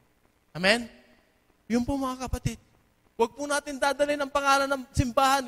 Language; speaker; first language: Filipino; native; Filipino